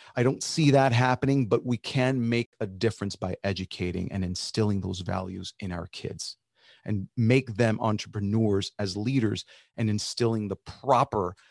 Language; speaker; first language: English; early bilingual, other home language; Spanish